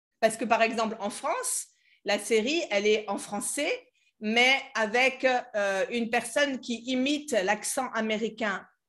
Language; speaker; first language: French; native; French